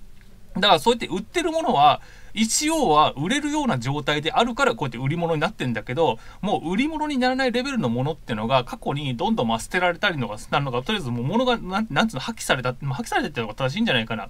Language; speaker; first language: Japanese; native; Japanese